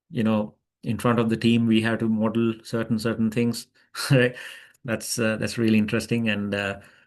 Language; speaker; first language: English; non-native, local second language; Sinhala